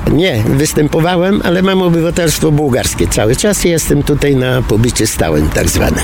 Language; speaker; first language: Polish; non-native, fluent; Bulgarian